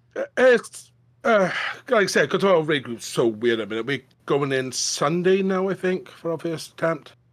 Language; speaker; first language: English; native; English